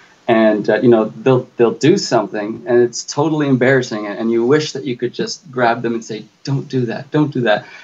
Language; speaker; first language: English; native; English